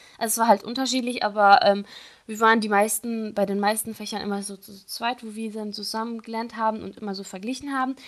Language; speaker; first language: German; non-native, fluent; Arabic